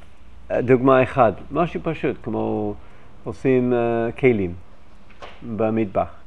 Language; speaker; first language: Hebrew; non-native, fluent; English